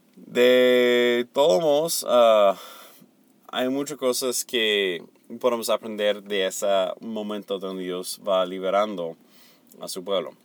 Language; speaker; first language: Spanish; non-native, fluent; English